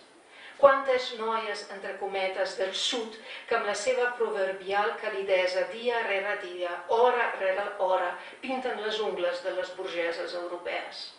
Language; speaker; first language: Catalan; non-native, fluent; Slovenian